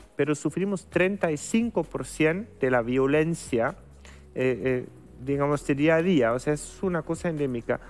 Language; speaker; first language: Spanish; non-native, fluent; German